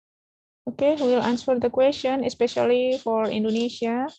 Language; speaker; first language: English; non-native, learner; Indonesian